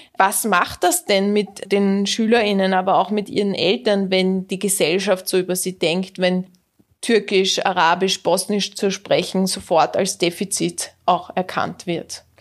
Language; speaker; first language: German; native; German